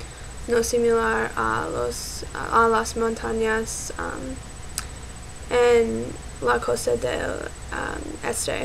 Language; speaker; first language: Spanish; non-native, learner; English